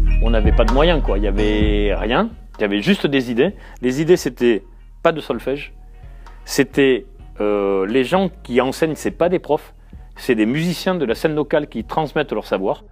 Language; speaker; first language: French; native; French